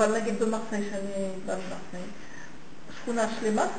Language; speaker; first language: Hebrew; non-native, fluent; French